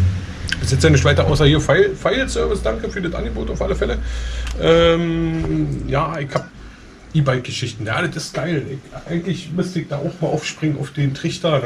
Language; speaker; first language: German; native; German